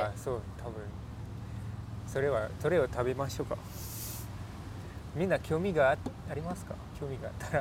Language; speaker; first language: Japanese; non-native, learner; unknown